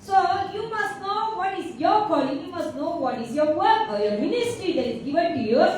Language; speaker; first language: English; non-native, local second language; Tamil